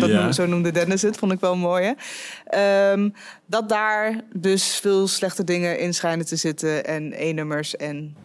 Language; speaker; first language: Dutch; native; Dutch